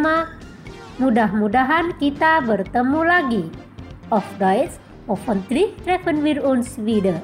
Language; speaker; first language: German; non-native, fluent; Indonesian